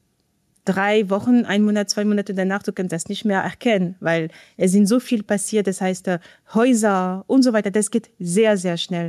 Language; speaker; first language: German; non-native, fluent; French